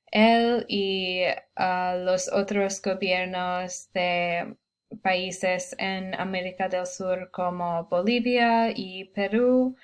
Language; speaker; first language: Spanish; non-native, learner; English